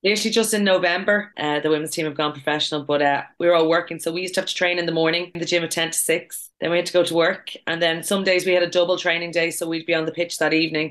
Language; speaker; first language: English; native; English